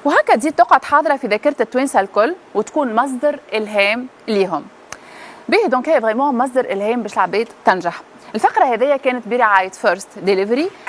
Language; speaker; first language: Arabic; native; Arabic